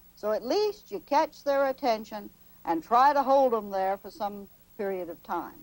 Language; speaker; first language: English; native; English